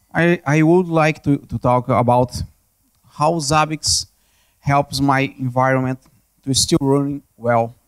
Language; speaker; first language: English; non-native, learner; Portuguese